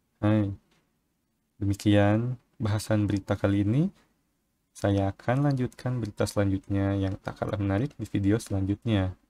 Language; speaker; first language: Indonesian; native; Indonesian